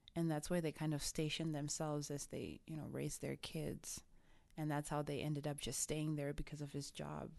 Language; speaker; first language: English; non-native, local second language; Shona